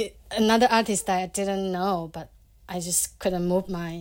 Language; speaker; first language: English; non-native, fluent; Chinese